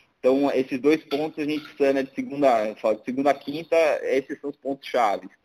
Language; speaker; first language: Portuguese; native; Portuguese